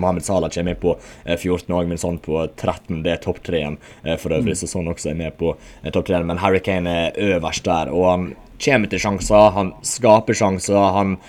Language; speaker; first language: Norwegian; native; Norwegian